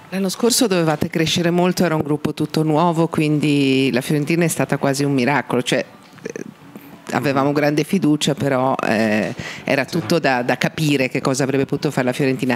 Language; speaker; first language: Italian; native; Italian